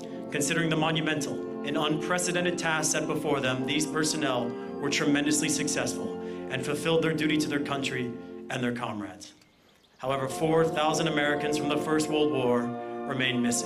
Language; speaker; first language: English; native; English